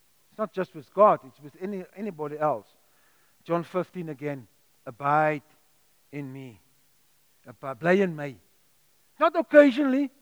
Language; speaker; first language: English; non-native, local second language; Afrikaans